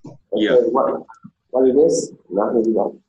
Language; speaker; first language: English; non-native, learner; Vietnamese